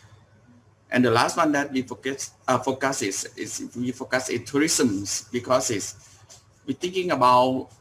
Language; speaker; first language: English; non-native, learner; Thai